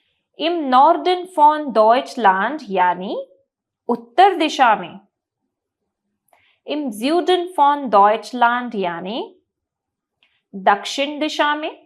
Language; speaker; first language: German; non-native, fluent; Hindi